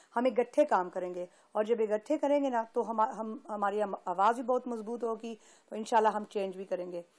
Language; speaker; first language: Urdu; early bilingual, heritage; Urdu